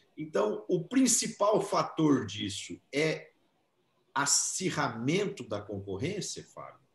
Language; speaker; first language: Portuguese; native; Portuguese